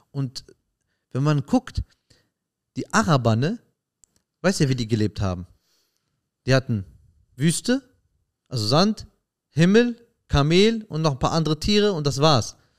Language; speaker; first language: German; early bilingual, other home language; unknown